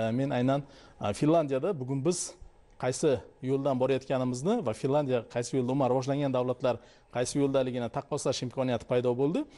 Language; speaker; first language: Uzbek; native; Uzbek